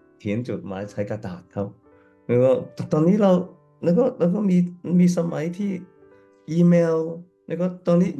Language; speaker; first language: Thai; non-native, fluent; Cantonese